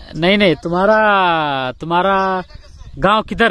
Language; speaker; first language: Hindi; native; Hindi